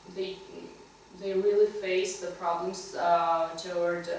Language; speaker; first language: English; non-native, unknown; Georgian